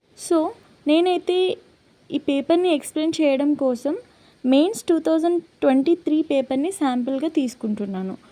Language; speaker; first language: Telugu; non-native, local second language; Lambadi